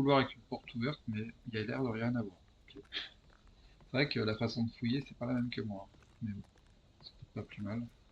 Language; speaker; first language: French; native; French